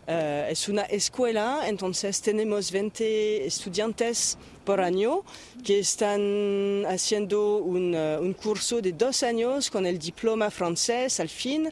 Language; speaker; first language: Spanish; non-native, fluent; French